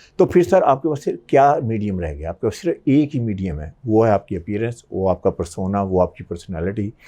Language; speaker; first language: Urdu; native; Urdu